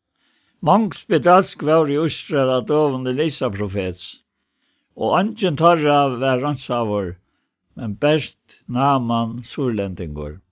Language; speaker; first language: Danish; non-native, local second language; Faroese